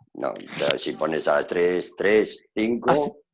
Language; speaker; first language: Spanish; native; Spanish